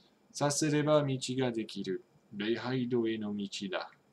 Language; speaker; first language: Japanese; non-native, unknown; English